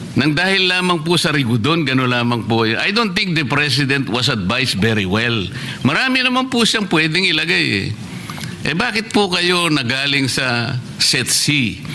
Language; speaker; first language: Filipino; native; Filipino